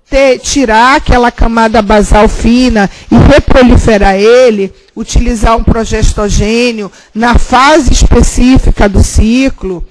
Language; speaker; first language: Portuguese; native; Portuguese